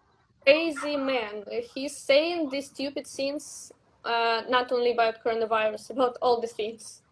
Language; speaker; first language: English; non-native, learner; Russian